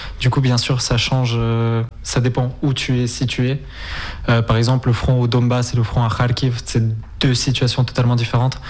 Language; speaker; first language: French; non-native, fluent; Spanish